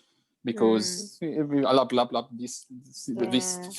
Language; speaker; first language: English; non-native, learner; Arabic